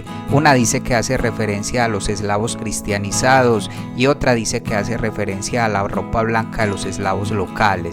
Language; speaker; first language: Spanish; native; Spanish